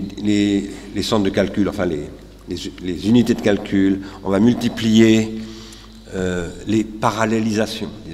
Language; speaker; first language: French; native; French